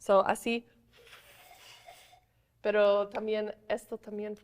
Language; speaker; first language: Spanish; non-native, fluent; English